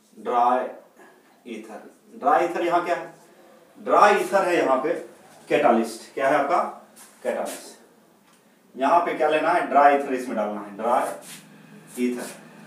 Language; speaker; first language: Hindi; native; Hindi